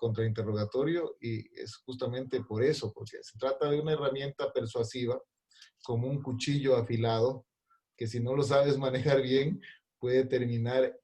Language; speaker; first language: Spanish; native; Spanish